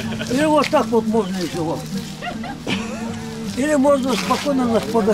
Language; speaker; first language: Russian; non-native, local second language; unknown